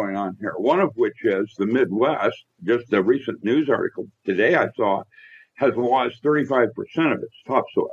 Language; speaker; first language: English; native; English